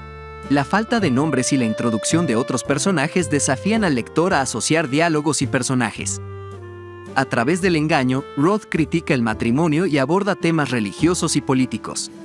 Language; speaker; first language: Spanish; native; Spanish